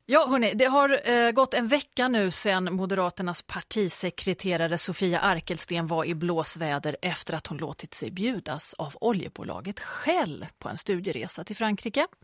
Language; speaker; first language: Swedish; native; Swedish